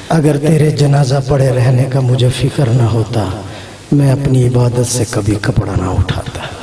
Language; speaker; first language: Urdu; native; Urdu